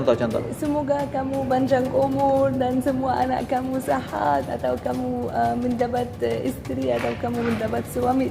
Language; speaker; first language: Indonesian; non-native, fluent; Arabic